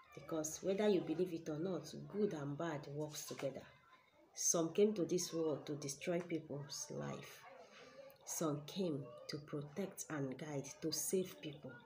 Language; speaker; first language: English; non-native, local second language; Igbo